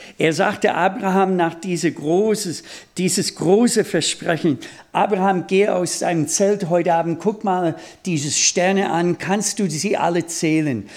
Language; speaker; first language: German; non-native, fluent; English